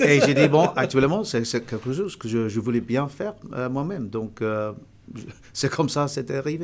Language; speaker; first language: French; non-native, fluent; English